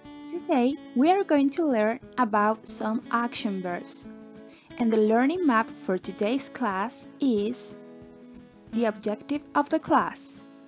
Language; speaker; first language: English; non-native, fluent; Spanish